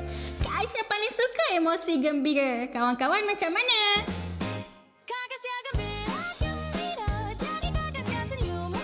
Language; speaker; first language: Malay; native; Malay